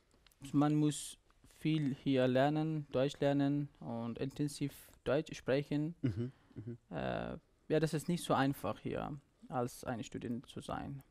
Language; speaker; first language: German; non-native, learner; Persian